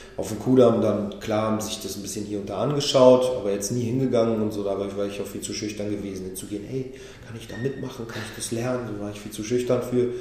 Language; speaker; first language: German; early bilingual, other home language; Hebrew